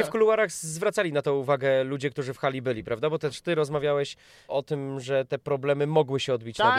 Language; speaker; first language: Polish; native; Polish